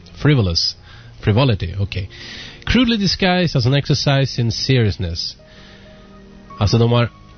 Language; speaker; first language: English; non-native, fluent; Swedish